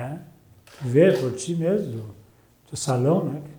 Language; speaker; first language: Portuguese; native; Portuguese